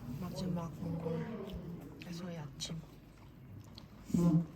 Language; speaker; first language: Korean; native; Korean